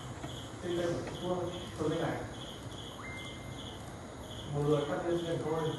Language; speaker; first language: Vietnamese; native; Vietnamese